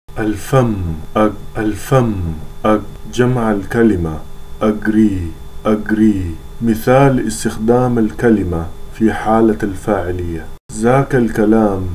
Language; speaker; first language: Arabic; non-native, local second language; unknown